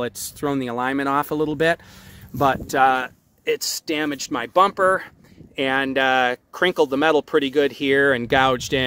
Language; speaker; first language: English; native; English